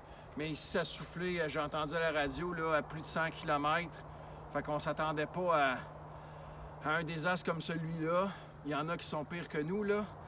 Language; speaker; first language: French; native; French